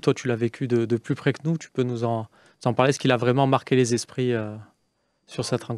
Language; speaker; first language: French; native; French